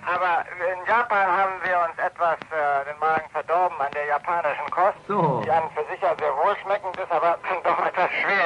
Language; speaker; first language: German; native; German